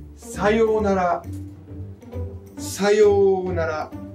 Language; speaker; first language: Japanese; non-native, fluent; English